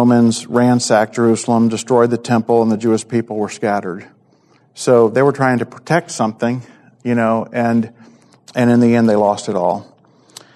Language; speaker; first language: English; native; English